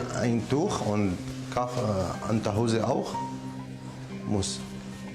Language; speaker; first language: German; non-native, learner; Arabic